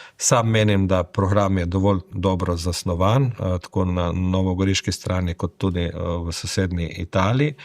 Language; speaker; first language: Slovenian; native; Slovenian